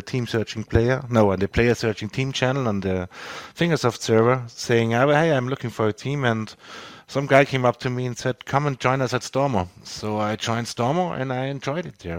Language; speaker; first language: English; non-native, fluent; German